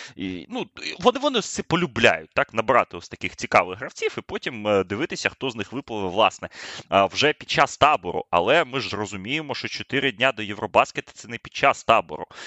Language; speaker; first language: Ukrainian; native; Ukrainian